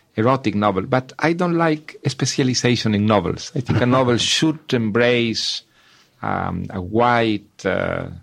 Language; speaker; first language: English; non-native, fluent; Spanish